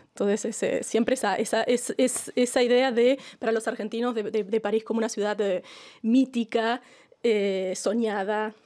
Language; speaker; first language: Spanish; native; Spanish